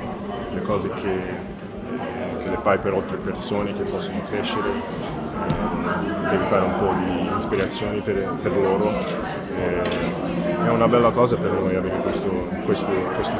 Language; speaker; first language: Italian; non-native, fluent; English